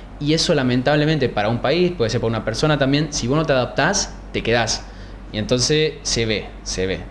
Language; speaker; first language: Spanish; native; Spanish